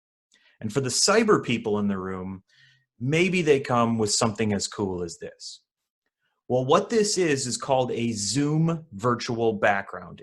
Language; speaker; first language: English; native; English